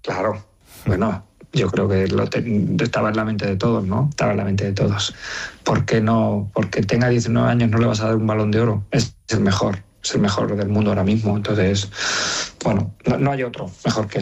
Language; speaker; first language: Spanish; native; Spanish